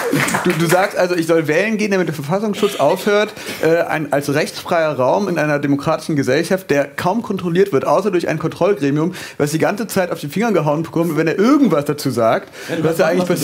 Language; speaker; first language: German; native; German